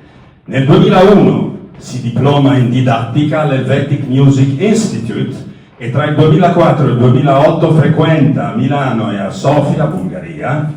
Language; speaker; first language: Italian; native; Italian